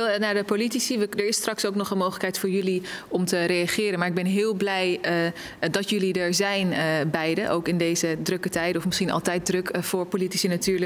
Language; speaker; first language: Dutch; native; Dutch